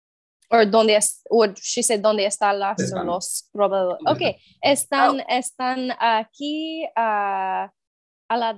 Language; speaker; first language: Spanish; non-native, learner; English